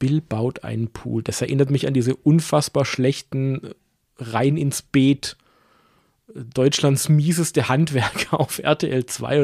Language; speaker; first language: German; native; German